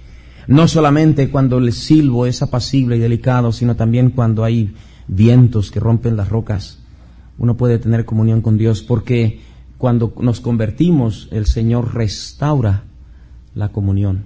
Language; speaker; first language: Spanish; native; Spanish